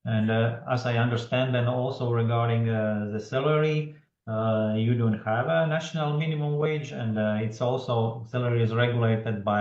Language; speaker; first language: English; non-native, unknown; Latvian